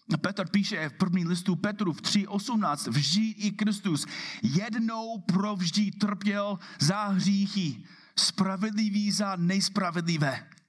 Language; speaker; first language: Czech; non-native, fluent; English